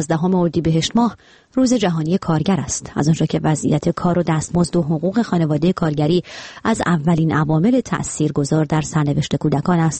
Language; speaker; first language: Persian; native; Persian